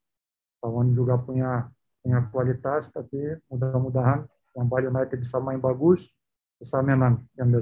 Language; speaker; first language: Indonesian; non-native, learner; Portuguese